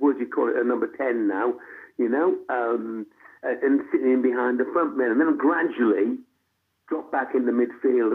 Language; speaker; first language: English; native; English